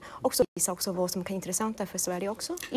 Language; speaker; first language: Swedish; non-native, fluent; Chinese